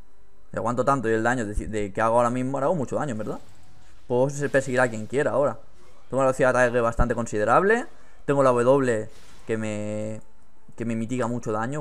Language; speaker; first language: Spanish; native; Spanish